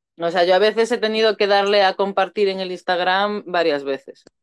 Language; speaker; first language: Spanish; native; Spanish